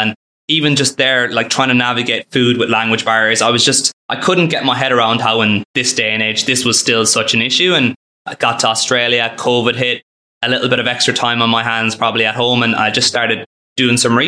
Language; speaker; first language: English; native; English